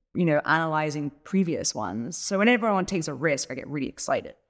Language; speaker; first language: English; native; English